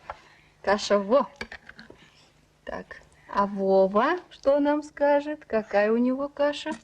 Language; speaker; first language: Russian; native; Russian